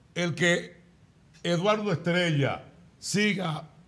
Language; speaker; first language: Spanish; native; Spanish